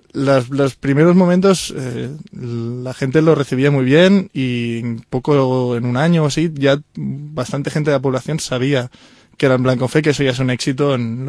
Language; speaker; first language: Spanish; native; Spanish